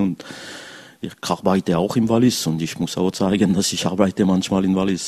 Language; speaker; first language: German; non-native, local second language; French